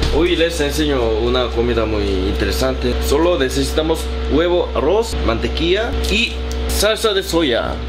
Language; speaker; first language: Spanish; non-native, learner; Korean